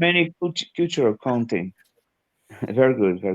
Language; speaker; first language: English; non-native, learner; Portuguese